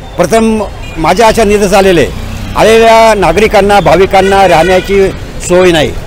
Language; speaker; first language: Marathi; native; Marathi